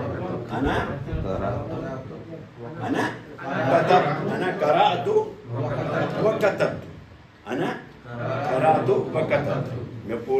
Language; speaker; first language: Arabic; non-native, fluent; Urdu